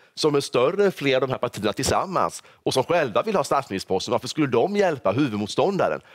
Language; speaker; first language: Swedish; native; Swedish